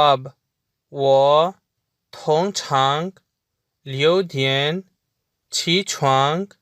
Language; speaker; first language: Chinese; non-native, fluent; Urdu